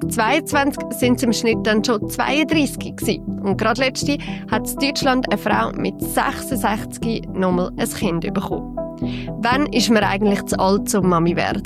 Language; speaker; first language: German; native; German